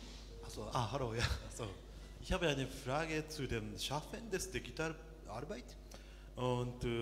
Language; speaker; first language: German; non-native, learner; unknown